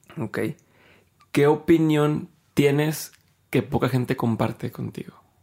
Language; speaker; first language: Spanish; native; Spanish